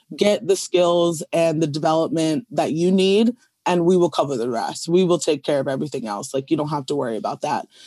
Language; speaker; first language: English; native; English